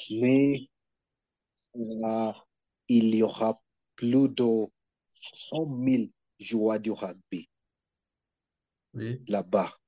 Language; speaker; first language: French; non-native, learner; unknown